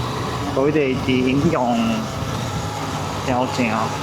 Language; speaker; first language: Cantonese; non-native, learner; English